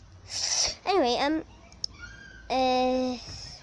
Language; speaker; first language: English; native; English